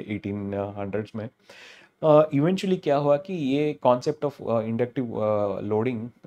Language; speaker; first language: Hindi; non-native, local second language; Telugu